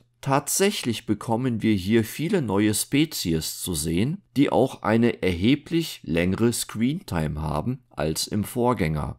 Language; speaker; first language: German; native; German